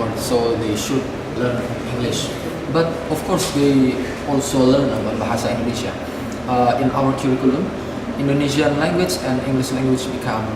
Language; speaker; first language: English; non-native, fluent; Indonesian